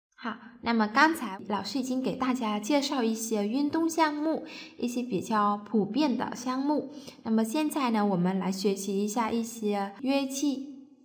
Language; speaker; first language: Chinese; non-native, fluent; Vietnamese